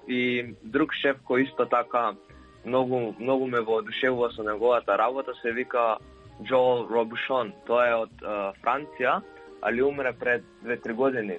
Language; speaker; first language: Macedonian; native; Macedonian